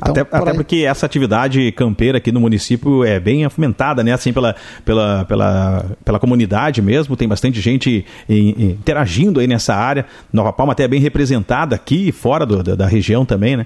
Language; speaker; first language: Portuguese; native; Portuguese